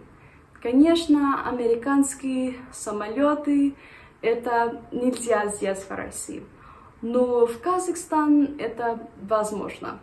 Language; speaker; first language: Russian; non-native, learner; English